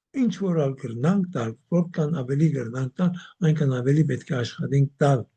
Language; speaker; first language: Armenian; native; Armenian